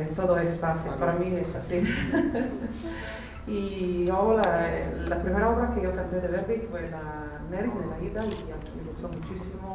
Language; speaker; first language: Spanish; non-native, fluent; Italian